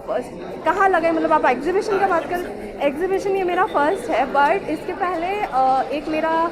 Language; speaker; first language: Hindi; native; Hindi